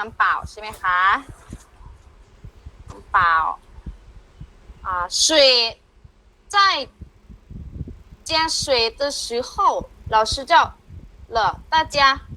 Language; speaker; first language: Chinese; non-native, learner; Thai